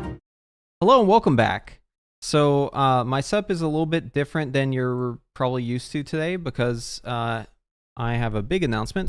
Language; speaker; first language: English; native; English